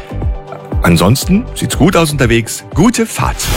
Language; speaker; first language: German; native; German